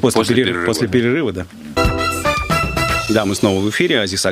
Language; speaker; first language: Russian; native; Russian